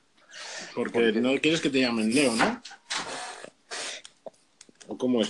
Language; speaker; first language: Spanish; native; Spanish